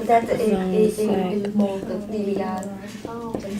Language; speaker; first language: French; non-native, learner; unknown